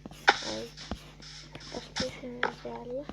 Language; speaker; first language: Russian; native; Russian